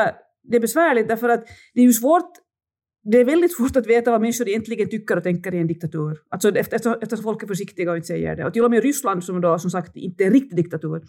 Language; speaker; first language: Swedish; native; Swedish